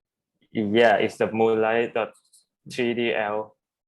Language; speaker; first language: English; non-native, learner; Thai